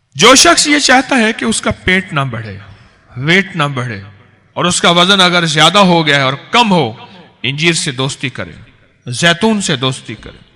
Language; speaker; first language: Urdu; native; Urdu